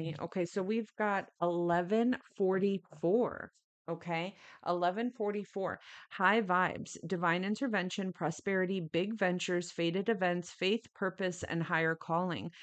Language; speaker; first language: English; native; English